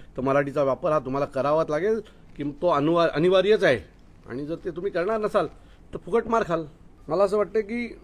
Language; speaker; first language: Marathi; native; Marathi